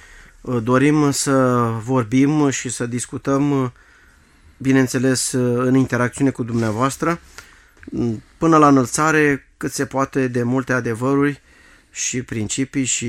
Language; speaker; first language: Romanian; native; Romanian